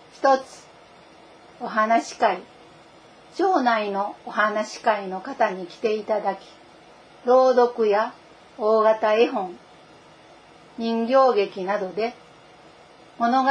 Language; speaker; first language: Japanese; native; Japanese